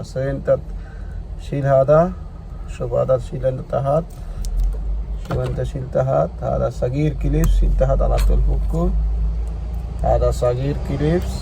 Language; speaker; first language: Arabic; non-native, learner; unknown